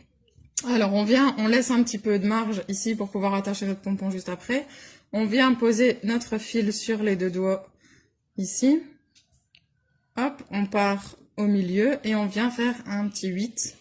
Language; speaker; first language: French; native; French